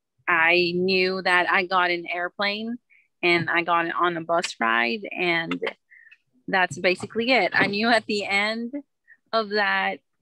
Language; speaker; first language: English; early bilingual, other home language; Spanish